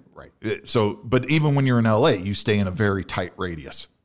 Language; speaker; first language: English; native; English